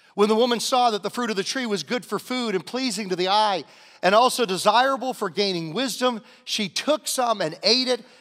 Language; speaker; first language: English; native; English